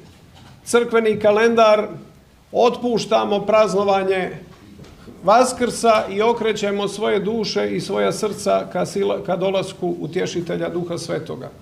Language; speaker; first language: Croatian; native; Croatian